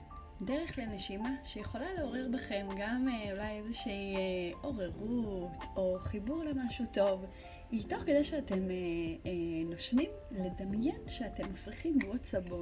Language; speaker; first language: Hebrew; native; Hebrew